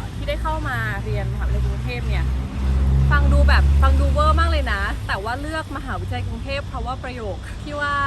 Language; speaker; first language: Thai; native; Thai